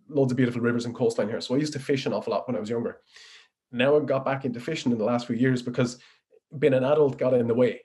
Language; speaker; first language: English; native; English